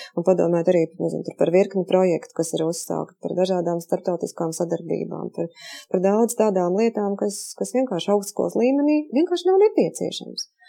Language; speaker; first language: Latvian; native; Latvian